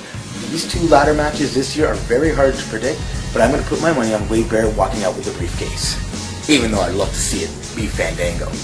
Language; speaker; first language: English; native; English